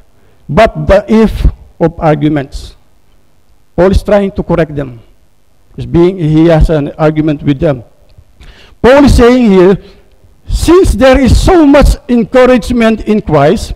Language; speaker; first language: English; non-native, local second language; Filipino